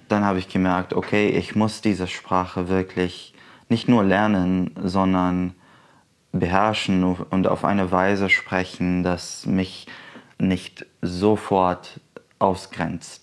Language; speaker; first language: German; non-native, fluent; Arabic